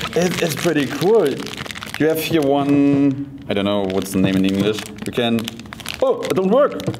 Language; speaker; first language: English; non-native, learner; German